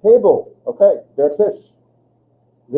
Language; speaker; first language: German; non-native, fluent; English